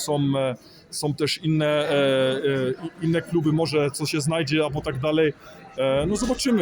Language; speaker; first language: Polish; early bilingual, heritage; Polish